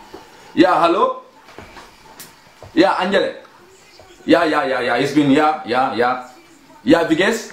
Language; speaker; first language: German; non-native, learner; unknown